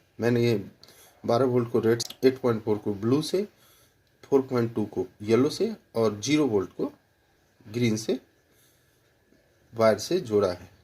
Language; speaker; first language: Hindi; native; Hindi